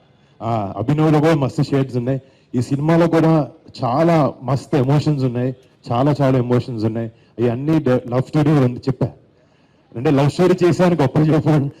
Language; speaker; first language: Telugu; native; Telugu